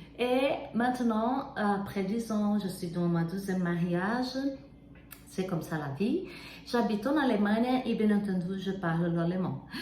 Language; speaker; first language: French; non-native, fluent; Portuguese